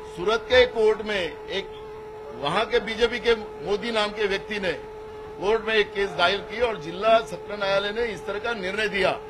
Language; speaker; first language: Hindi; non-native, local second language; Marathi